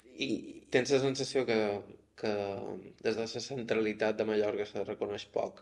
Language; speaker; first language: Catalan; native; Catalan